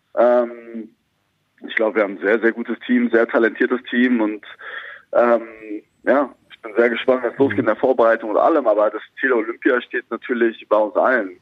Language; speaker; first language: German; native; German